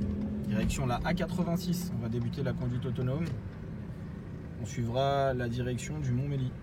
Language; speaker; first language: French; native; French